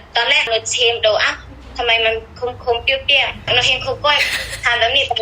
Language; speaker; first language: Thai; non-native, fluent; Burmese